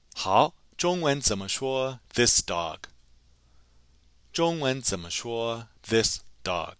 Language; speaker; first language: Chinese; non-native, fluent; English